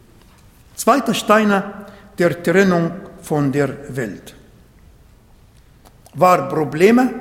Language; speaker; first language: German; non-native, learner; Arabic